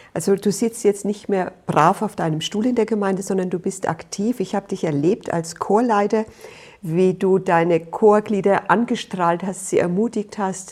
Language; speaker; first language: German; native; German